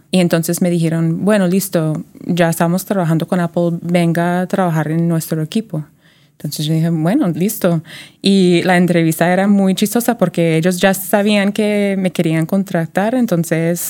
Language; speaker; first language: Spanish; early bilingual, heritage; Spanish